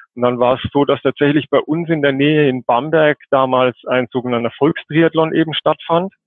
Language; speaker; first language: German; native; German